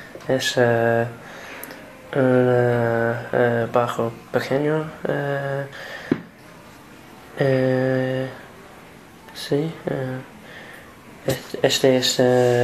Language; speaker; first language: Spanish; non-native, learner; English